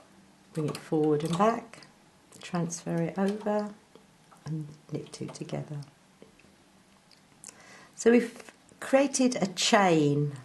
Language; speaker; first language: English; native; English